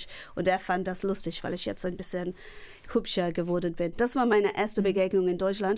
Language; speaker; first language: German; non-native, fluent; English